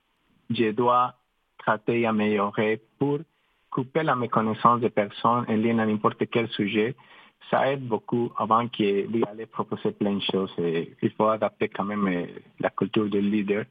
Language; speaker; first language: French; non-native, fluent; Spanish